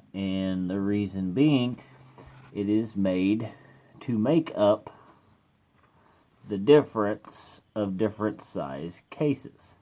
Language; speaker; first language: English; native; English